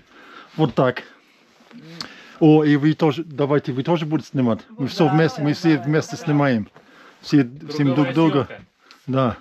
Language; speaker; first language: Russian; non-native, learner; English